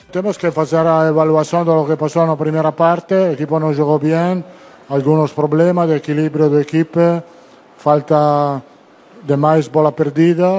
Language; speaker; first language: Portuguese; non-native, learner; Spanish